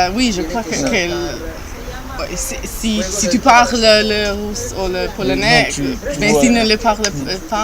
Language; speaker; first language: French; non-native, learner; Italian